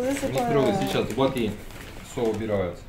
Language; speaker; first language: Russian; non-native, learner; Turkish